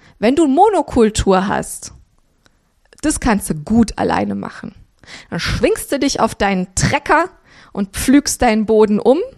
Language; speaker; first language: German; early bilingual, other home language; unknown